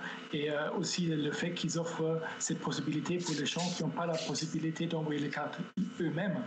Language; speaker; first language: French; non-native, fluent; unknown